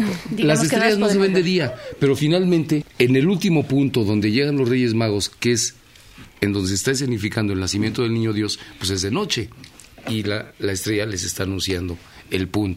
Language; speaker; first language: Spanish; native; Spanish